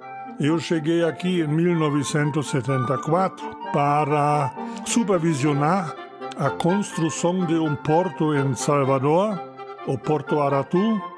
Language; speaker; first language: Portuguese; non-native, fluent; German